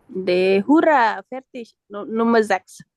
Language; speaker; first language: German; non-native, learner; Indonesian